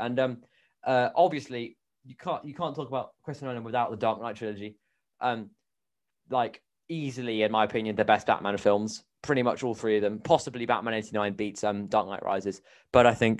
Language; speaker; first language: English; native; English